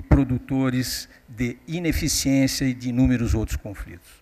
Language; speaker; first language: Portuguese; native; Portuguese